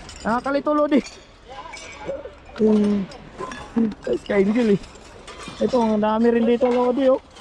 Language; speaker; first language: Filipino; native; Filipino